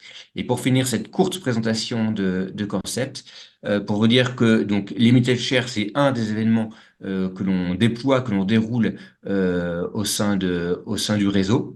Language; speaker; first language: French; native; French